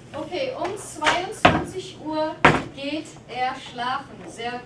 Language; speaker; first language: German; non-native, fluent; English